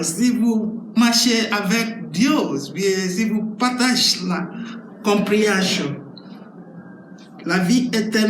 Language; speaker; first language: French; non-native, learner; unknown